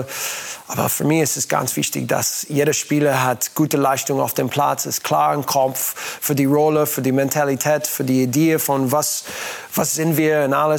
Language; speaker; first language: German; non-native, learner; English